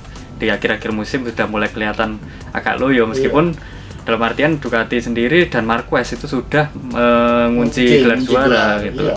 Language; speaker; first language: Indonesian; native; Indonesian